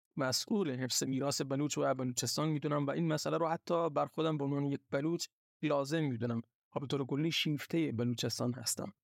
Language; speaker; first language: Persian; non-native, local second language; Baluchi